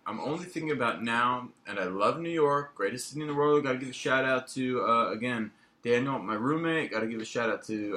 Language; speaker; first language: English; native; English